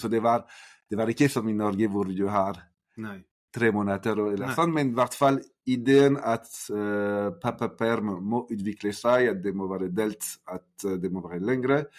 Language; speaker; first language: Norwegian; non-native, fluent; French